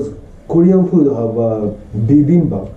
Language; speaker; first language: English; non-native, learner; Japanese